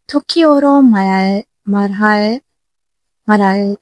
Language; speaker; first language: Korean; non-native, learner; Turkish